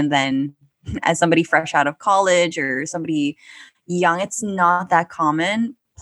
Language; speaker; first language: English; non-native, local second language; Filipino